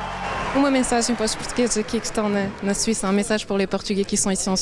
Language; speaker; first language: Portuguese; early bilingual, heritage; Portuguese